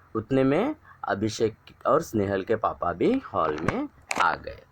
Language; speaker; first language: Hindi; non-native, local second language; Marathi